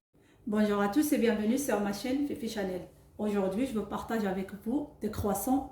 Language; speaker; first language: French; non-native, local second language; Arabic